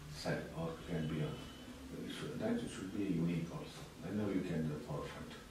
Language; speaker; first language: English; non-native, local second language; Malayalam